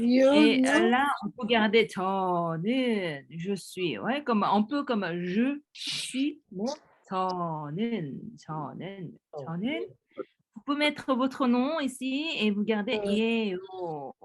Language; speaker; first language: French; early bilingual, other home language; Korean